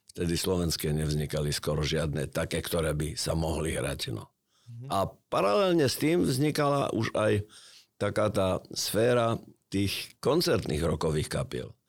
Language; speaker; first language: Slovak; native; Slovak